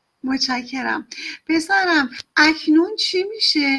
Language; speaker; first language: Persian; native; Persian